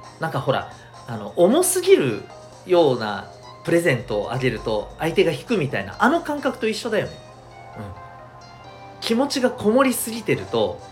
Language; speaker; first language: Japanese; native; Japanese